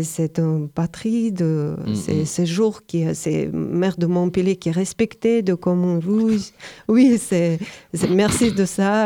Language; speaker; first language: French; non-native, learner; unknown